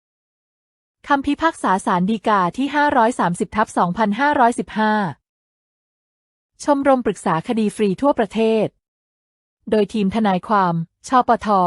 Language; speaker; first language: Thai; native; Thai